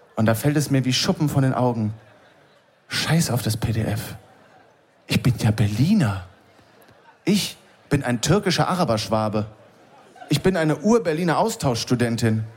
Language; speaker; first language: German; native; German